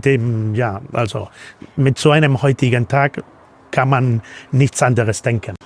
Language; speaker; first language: German; non-native, fluent; Spanish